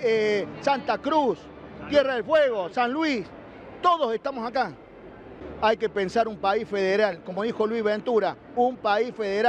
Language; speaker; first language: Spanish; native; Spanish